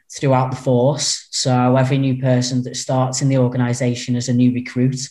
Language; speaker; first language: English; native; English